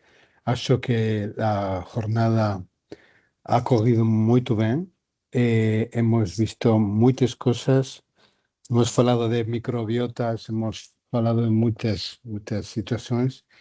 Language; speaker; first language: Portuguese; non-native, learner; Galician